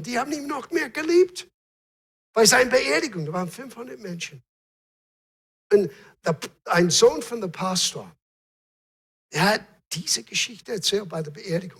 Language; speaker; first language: German; non-native, fluent; English